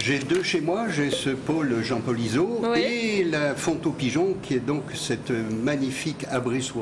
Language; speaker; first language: French; native; French